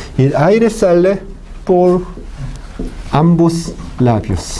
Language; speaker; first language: Spanish; non-native, fluent; Korean